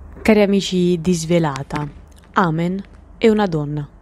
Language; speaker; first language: Italian; native; Italian